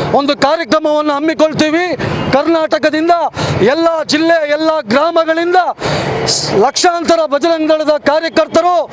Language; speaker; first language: Kannada; native; Kannada